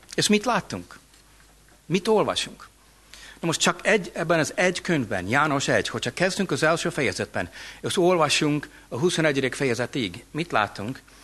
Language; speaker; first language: Hungarian; non-native, fluent; English